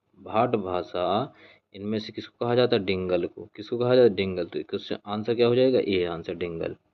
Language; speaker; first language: Hindi; native; Hindi